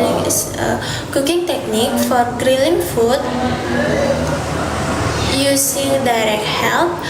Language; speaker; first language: English; non-native, learner; Indonesian